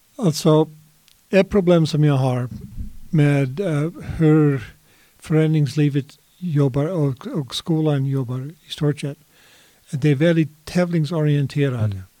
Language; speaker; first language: Swedish; non-native, fluent; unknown